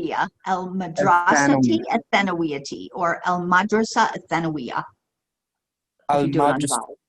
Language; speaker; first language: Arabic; non-native, fluent; English